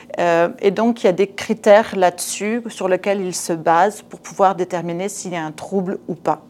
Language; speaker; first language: French; native; French